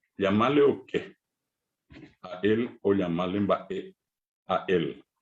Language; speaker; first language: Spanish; non-native, local second language; Guarani